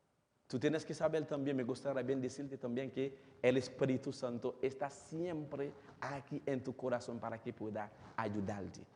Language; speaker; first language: Spanish; non-native, fluent; Haitian Creole